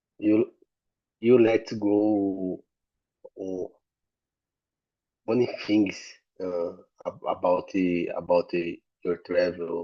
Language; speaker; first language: English; non-native, learner; Portuguese